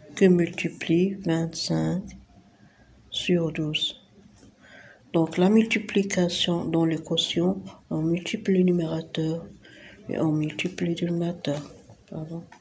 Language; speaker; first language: French; non-native, local second language; Arabic